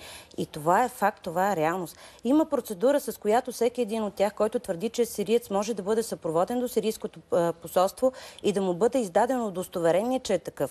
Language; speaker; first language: Bulgarian; native; Bulgarian